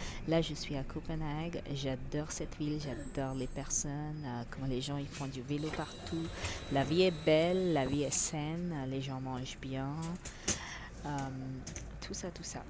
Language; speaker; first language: French; non-native, fluent; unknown